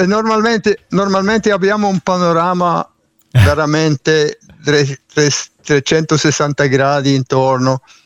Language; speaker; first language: Italian; non-native, fluent; Swiss German